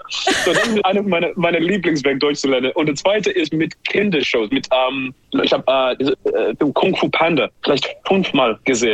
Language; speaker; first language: German; non-native, learner; English